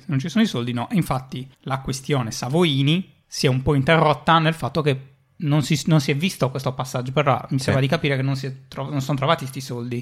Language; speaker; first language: Italian; native; Italian